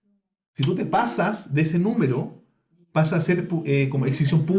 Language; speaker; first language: Spanish; native; Spanish